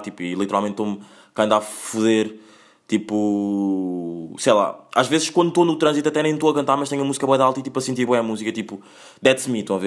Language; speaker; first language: Portuguese; native; Portuguese